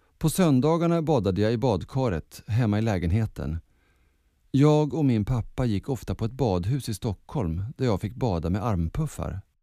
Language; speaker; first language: Swedish; early bilingual, other home language; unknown